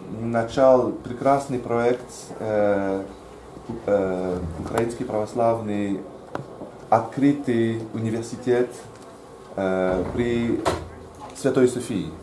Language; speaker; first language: Russian; non-native, fluent; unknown